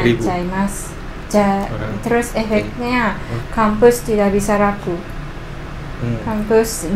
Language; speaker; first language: Indonesian; non-native, learner; Japanese